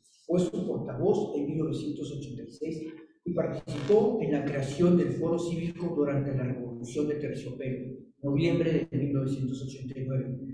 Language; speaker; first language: Spanish; native; Spanish